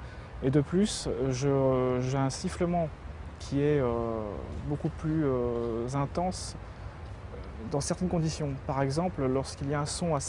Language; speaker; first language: French; native; French